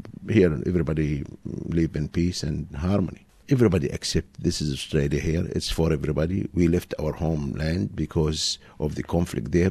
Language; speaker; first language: English; non-native, fluent; Arabic